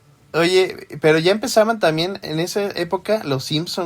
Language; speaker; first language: Spanish; native; Spanish